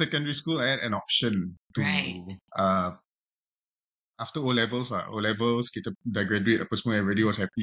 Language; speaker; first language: English; non-native, local second language; Malay